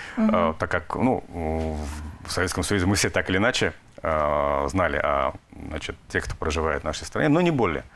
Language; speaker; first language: Russian; native; Russian